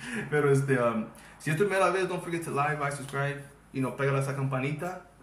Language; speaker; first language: Spanish; early bilingual, heritage; Spanish